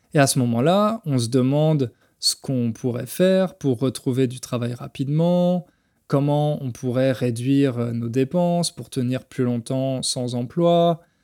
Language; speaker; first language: French; native; French